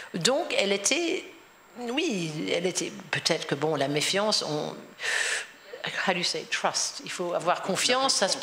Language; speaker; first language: French; non-native, fluent; English